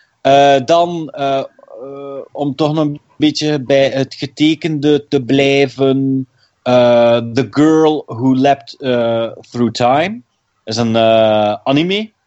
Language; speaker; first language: Dutch; native; Dutch